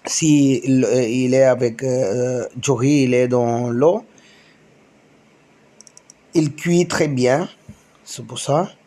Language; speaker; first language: French; non-native, learner; Tamil